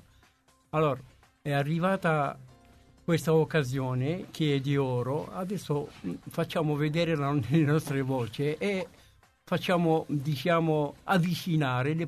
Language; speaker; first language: Italian; non-native, fluent; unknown